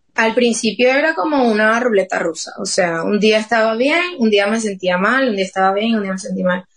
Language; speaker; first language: Spanish; native; Spanish